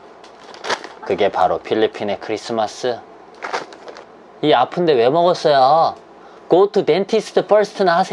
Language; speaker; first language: Korean; native; Korean